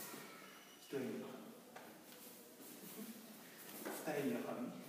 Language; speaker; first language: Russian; non-native, learner; Japanese